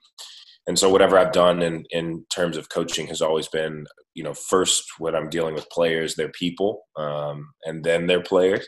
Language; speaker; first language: English; native; English